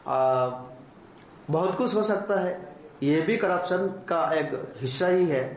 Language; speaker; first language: Hindi; non-native, local second language; Bangla